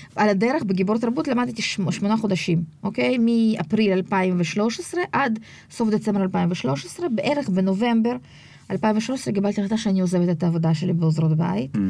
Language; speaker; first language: Hebrew; early bilingual, other home language; Russian